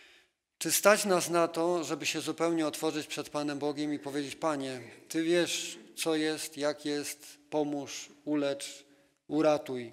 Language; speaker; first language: Polish; native; Polish